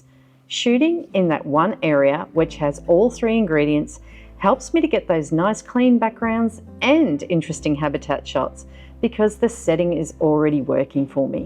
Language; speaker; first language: English; native; English